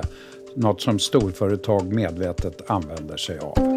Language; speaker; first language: Swedish; native; Swedish